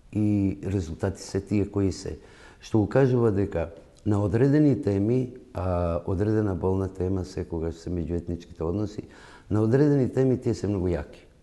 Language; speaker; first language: Macedonian; non-native, local second language; Albanian